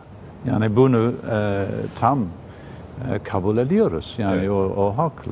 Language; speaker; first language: Turkish; non-native, fluent; English